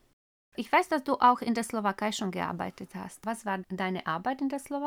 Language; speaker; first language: German; non-native, fluent; Slovak